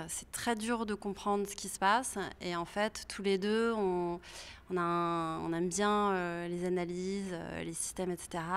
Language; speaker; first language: French; native; French